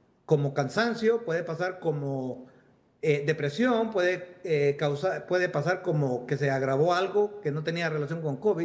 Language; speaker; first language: Spanish; native; Spanish